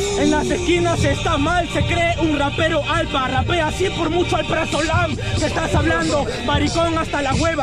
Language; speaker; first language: Spanish; native; Spanish